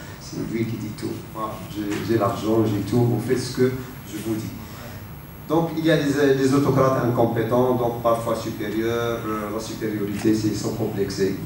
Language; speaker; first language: French; non-native, local second language; Arabic